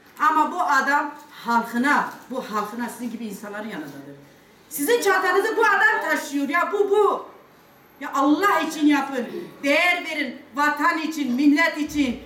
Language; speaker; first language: Turkish; non-native, local second language; Kurdish